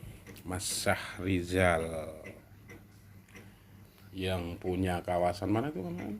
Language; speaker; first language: Indonesian; native; Indonesian